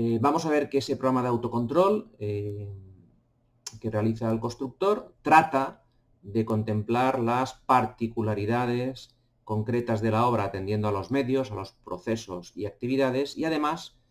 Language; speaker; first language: Spanish; native; Spanish